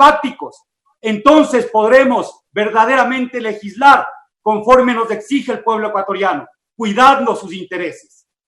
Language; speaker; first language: Spanish; native; Spanish